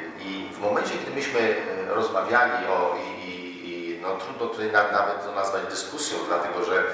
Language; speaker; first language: Polish; native; Polish